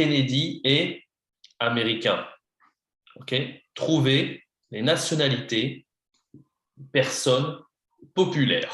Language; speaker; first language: French; non-native, fluent; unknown